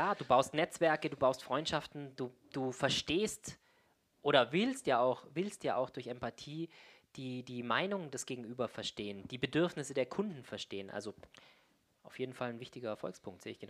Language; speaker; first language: German; native; German